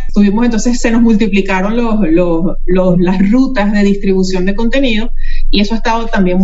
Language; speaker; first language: Spanish; native; Spanish